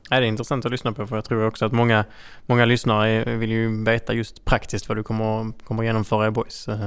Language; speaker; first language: Swedish; native; Swedish